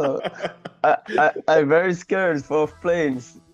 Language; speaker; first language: English; non-native, learner; Portuguese